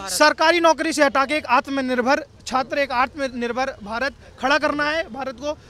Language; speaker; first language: Hindi; native; Hindi